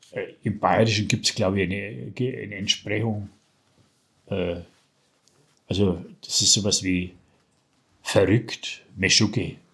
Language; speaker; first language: German; native; German